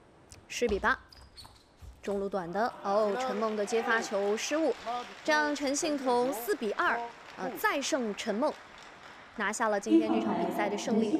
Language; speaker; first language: Chinese; native; Chinese